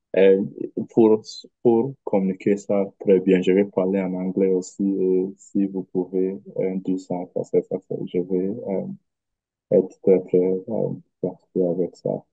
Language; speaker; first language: French; non-native, learner; English